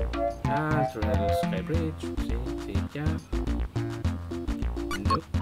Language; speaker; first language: Spanish; native; Spanish